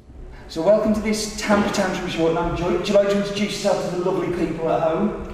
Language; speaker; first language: English; native; English